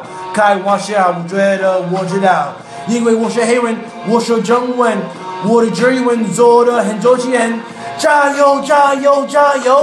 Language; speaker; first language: Chinese; non-native, learner; English